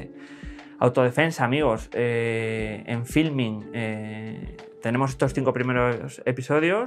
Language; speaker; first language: Spanish; native; Spanish